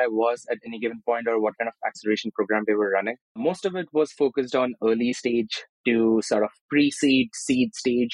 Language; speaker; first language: English; non-native, local second language; Telugu